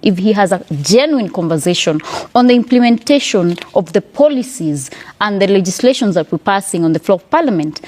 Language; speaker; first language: English; non-native, local second language; Kikuyu